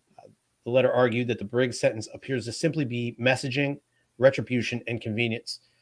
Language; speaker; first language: English; native; English